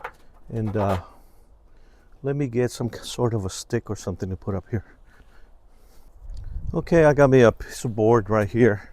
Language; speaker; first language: English; native; English